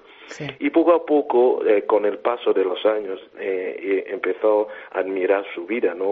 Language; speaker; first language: Spanish; non-native, fluent; Igbo